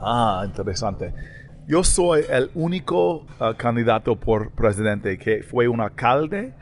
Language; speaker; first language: Spanish; non-native, learner; English